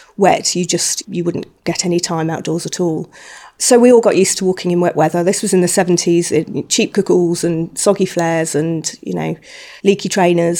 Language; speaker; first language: English; native; English